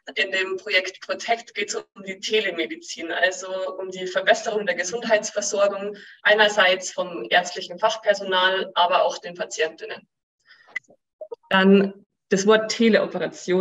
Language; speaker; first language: German; native; German